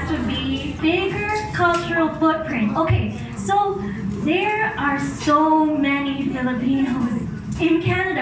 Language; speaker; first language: English; native; English